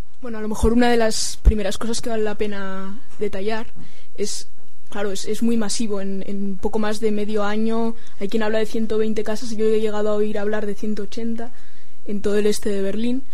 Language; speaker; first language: Spanish; native; Spanish